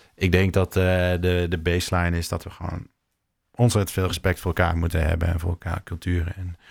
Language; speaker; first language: Dutch; native; Dutch